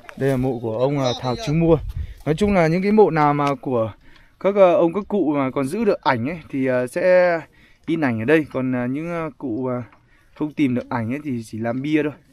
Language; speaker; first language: Vietnamese; non-native, local second language; Hmong